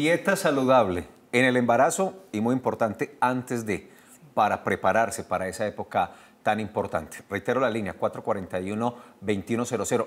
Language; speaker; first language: Spanish; native; Spanish